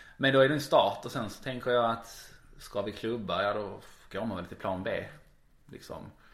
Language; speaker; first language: Swedish; native; Swedish